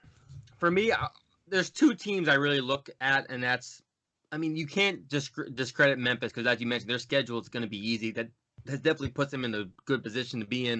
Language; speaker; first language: English; native; English